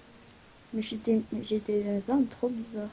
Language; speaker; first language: French; native; French